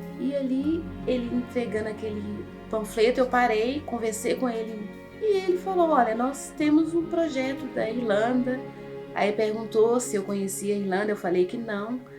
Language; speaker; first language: Portuguese; native; Portuguese